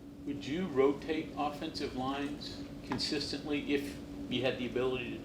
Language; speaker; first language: English; native; English